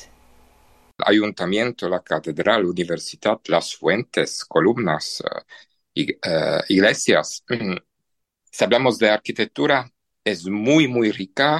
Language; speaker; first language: Spanish; non-native, fluent; Czech